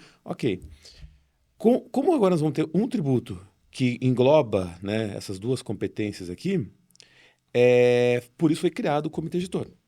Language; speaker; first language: Portuguese; native; Portuguese